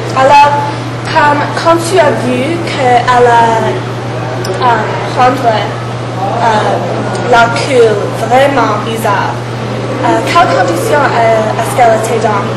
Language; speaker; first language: French; non-native, learner; English